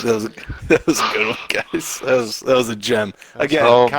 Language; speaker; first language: English; native; English